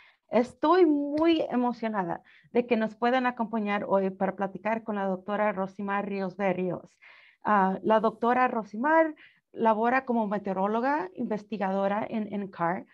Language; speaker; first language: Spanish; early bilingual, heritage; Spanish